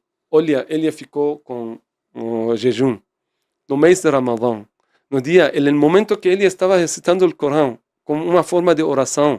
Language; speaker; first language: Portuguese; non-native, fluent; Persian